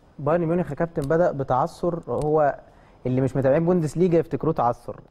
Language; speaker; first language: Egyptian Arabic; native; Egyptian Arabic